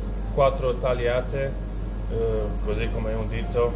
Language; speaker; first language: Italian; non-native, fluent; Romanian